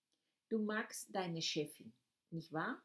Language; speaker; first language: German; non-native, fluent; Spanish